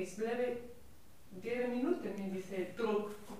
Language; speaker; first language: German; non-native, learner; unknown